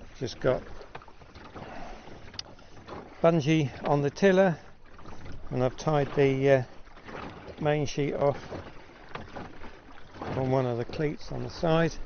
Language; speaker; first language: English; native; English